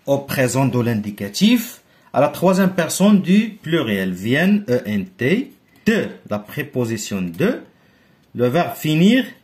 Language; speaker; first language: French; non-native, local second language; Arabic